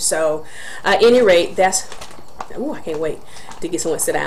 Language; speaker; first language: English; native; English